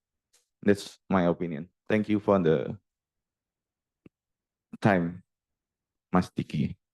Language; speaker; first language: English; non-native, learner; Indonesian